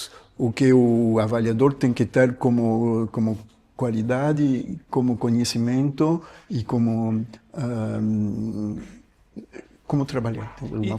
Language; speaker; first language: Portuguese; non-native, fluent; French